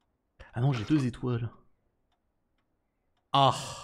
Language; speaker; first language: French; native; French